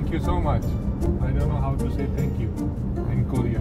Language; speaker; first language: English; non-native, fluent; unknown